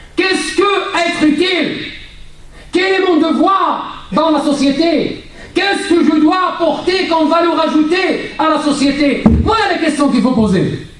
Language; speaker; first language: French; non-native, local second language; Arabic